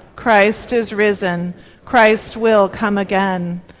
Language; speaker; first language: English; native; English